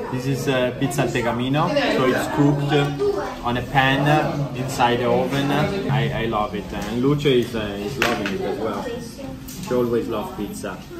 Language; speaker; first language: English; non-native, fluent; Italian